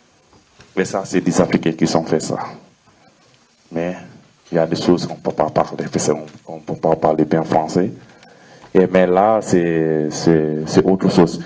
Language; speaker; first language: French; non-native, learner; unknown